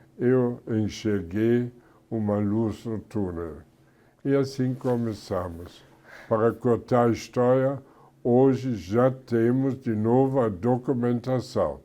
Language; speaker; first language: Portuguese; non-native, fluent; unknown